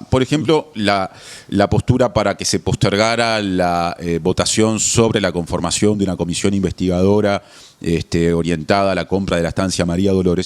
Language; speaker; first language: Spanish; native; Spanish